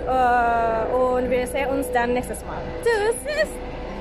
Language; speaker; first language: German; non-native, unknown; Indonesian